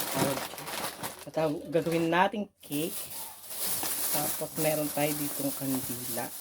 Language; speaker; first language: Filipino; native; Filipino